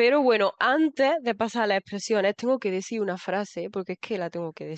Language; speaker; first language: Spanish; native; Spanish